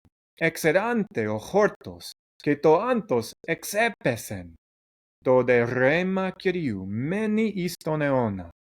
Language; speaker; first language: Greek; non-native, fluent; English